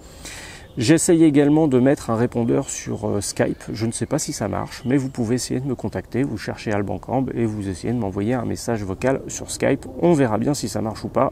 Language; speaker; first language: French; native; French